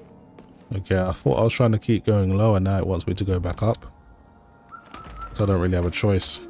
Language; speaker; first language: English; native; English